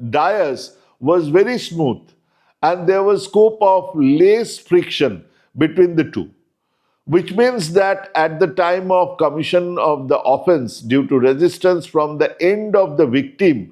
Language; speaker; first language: English; non-native, local second language; Bangla